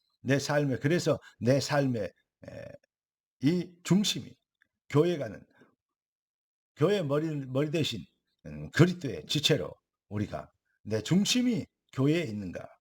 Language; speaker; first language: Korean; native; Korean